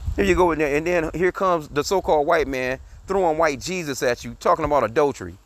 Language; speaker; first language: English; native; English